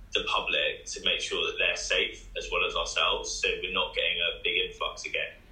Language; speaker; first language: English; native; English